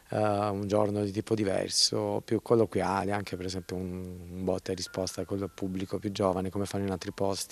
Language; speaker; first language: Italian; native; Italian